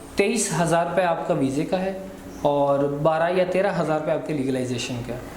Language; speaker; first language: Hindi; non-native, local second language; Punjabi